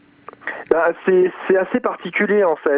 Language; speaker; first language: French; native; French